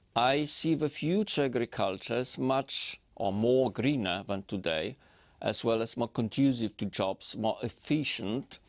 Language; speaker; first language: English; non-native, fluent; Polish